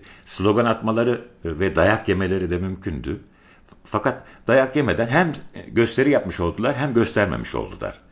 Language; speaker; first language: Turkish; native; Turkish